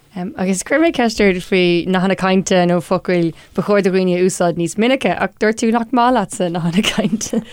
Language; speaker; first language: Irish; non-native, local second language; English